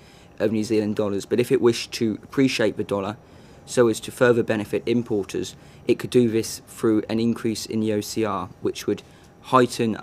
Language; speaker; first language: English; native; English